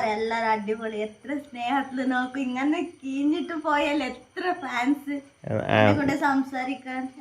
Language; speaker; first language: Malayalam; non-native, learner; Kannada